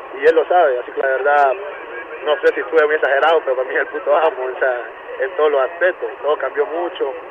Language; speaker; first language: Spanish; native; Spanish